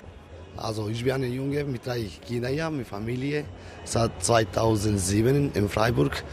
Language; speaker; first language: German; non-native, learner; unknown